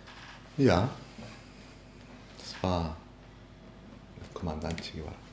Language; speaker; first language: German; non-native, learner; Spanish